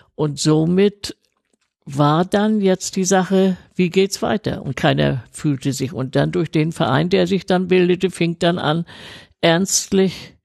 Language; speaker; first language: German; native; German